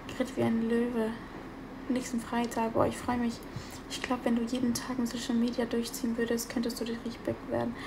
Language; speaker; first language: German; early bilingual, other home language; Italian